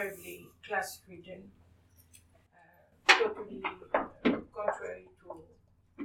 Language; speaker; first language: English; non-native, fluent; French